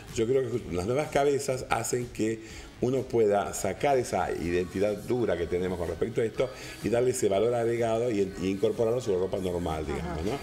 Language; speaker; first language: Spanish; native; Spanish